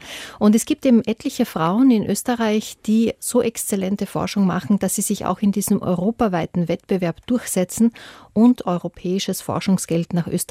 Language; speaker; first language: German; native; German